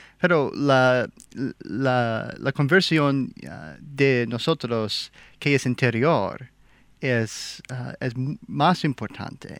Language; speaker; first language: Spanish; non-native, learner; English